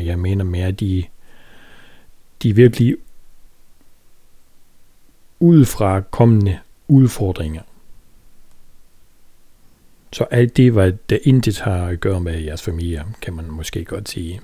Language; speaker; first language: Danish; non-native, fluent; German